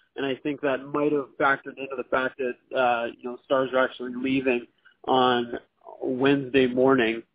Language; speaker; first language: English; native; English